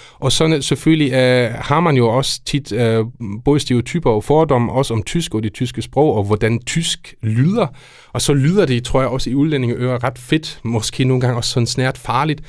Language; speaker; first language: Danish; non-native, fluent; German